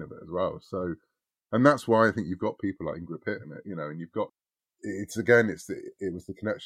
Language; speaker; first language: English; native; English